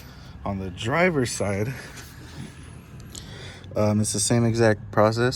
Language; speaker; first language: English; native; English